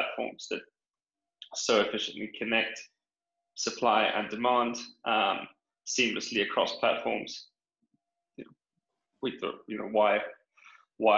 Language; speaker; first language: English; native; English